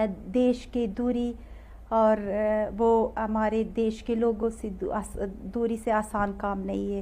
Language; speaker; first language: Hindi; non-native, learner; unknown